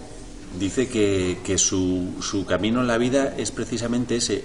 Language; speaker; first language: Spanish; native; Spanish